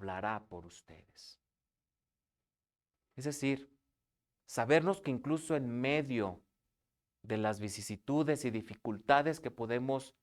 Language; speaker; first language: Spanish; native; Spanish